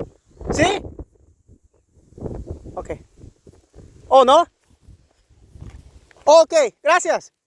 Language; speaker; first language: Spanish; non-native, learner; English